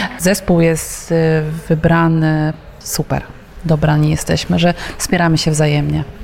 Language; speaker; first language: Polish; native; Polish